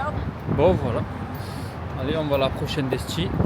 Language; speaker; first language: French; native; French